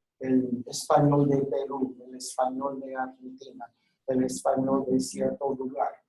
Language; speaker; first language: Spanish; non-native, fluent; English